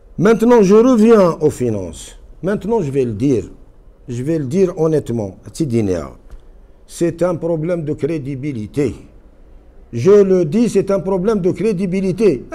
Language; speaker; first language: French; non-native, local second language; Kabyle